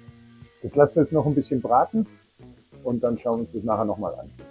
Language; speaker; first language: German; native; German